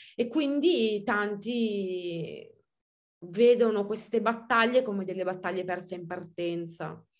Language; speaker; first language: Italian; native; Italian